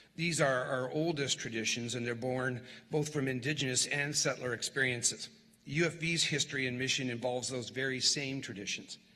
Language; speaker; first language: English; native; English